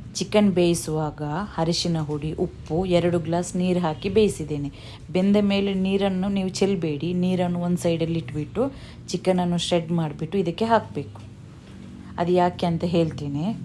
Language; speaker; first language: Kannada; non-native, local second language; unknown